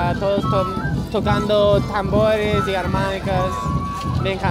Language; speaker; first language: Spanish; non-native, learner; English